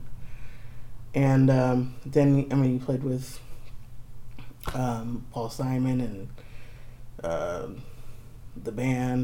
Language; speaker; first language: English; native; English